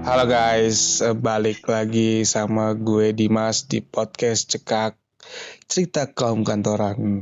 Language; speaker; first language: Indonesian; native; Indonesian